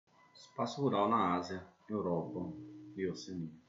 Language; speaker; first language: Portuguese; native; Portuguese